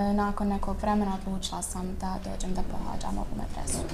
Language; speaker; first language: Croatian; early bilingual, other home language; Bosnian